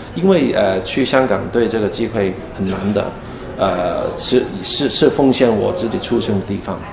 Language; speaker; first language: Chinese; non-native, fluent; Cantonese